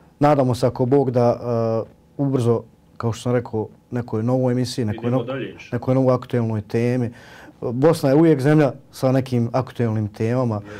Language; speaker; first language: Bosnian; native; Bosnian